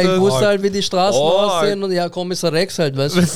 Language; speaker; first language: German; early bilingual, other home language; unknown